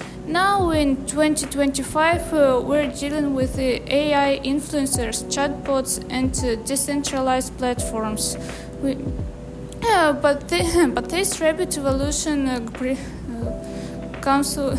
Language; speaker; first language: English; non-native, local second language; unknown